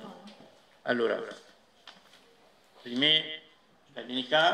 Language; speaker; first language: Italian; non-native, fluent; Catalan